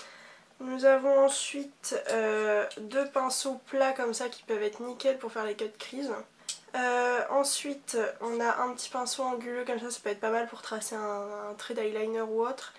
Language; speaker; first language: French; native; French